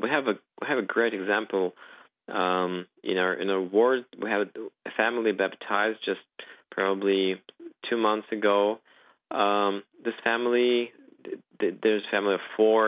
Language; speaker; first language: English; non-native, fluent; Ukrainian